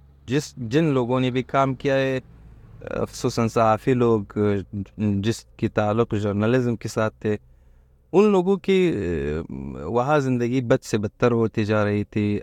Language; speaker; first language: Urdu; non-native, fluent; Pashto